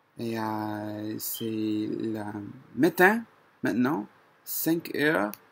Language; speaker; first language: French; non-native, learner; English